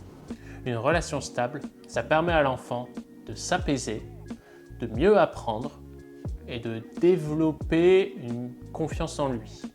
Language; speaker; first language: French; native; French